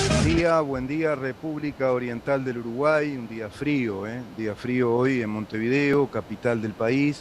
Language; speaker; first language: Spanish; native; Spanish